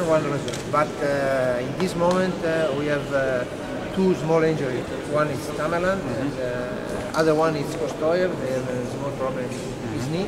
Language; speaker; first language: English; non-native, learner; Italian